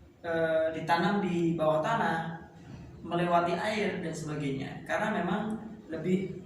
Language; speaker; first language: Indonesian; native; Indonesian